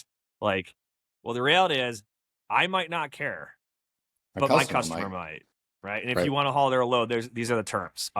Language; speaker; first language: English; native; English